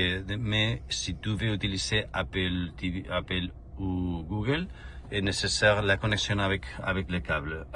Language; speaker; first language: French; non-native, learner; Spanish